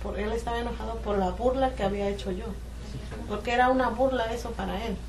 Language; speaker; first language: Spanish; native; Spanish